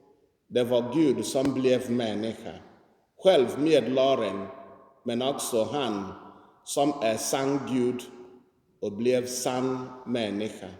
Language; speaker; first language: Swedish; non-native, fluent; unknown